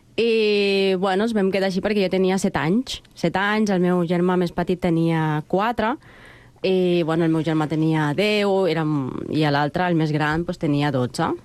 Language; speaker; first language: Catalan; non-native, fluent; Spanish